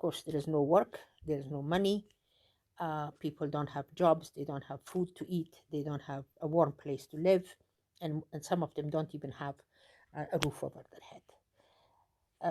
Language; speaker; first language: English; non-native, fluent; Persian